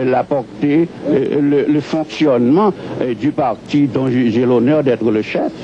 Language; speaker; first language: French; non-native, local second language; Haitian Creole